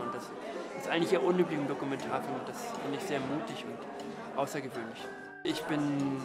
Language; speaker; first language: German; native; German